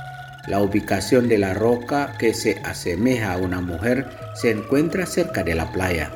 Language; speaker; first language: Spanish; non-native, fluent; Indonesian